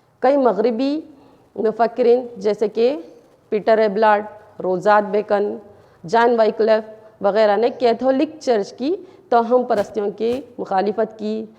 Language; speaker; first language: Urdu; native; Urdu